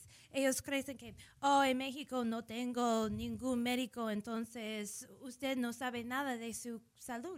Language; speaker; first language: Spanish; early bilingual, heritage; English